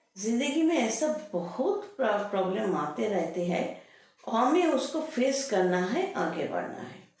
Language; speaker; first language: Hindi; non-native, local second language; Bangla